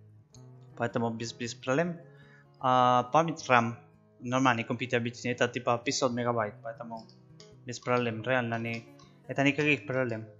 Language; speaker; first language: Russian; non-native, learner; Spanish